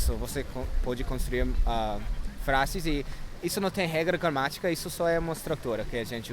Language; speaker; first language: Portuguese; non-native, learner; English